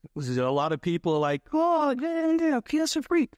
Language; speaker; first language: English; native; English